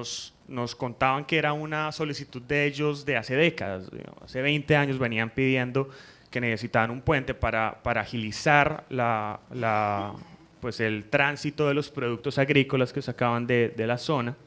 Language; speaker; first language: Spanish; native; Spanish